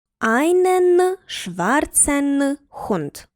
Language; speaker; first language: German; non-native, fluent; Ukrainian